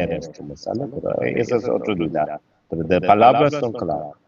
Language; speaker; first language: Spanish; non-native, fluent; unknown